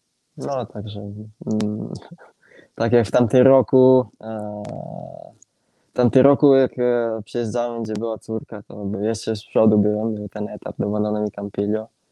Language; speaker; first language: Polish; non-native, fluent; Italian